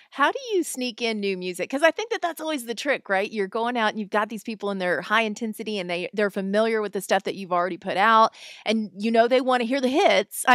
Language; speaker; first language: English; native; English